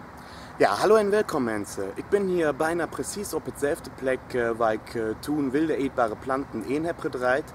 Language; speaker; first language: Dutch; non-native, fluent; German